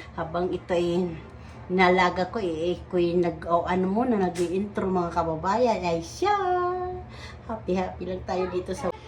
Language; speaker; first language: Filipino; non-native, local second language; Cebuano